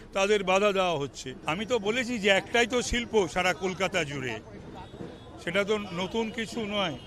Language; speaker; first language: Bangla; native; Bangla